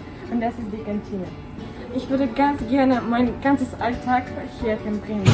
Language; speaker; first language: German; non-native, learner; Russian